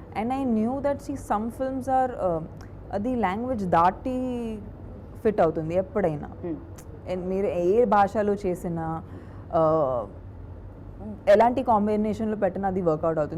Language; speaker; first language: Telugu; non-native, fluent; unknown